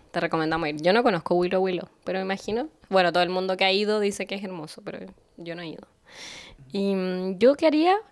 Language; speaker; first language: Spanish; native; Spanish